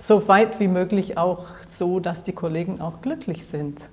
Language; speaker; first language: German; non-native, fluent; English